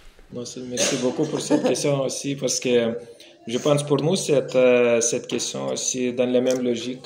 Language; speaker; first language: French; non-native, fluent; Lithuanian